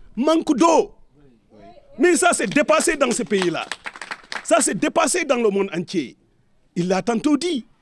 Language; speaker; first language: French; non-native, local second language; Serer